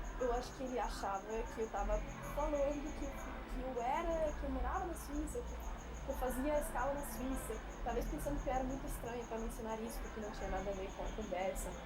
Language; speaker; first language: Portuguese; non-native, fluent; Swiss German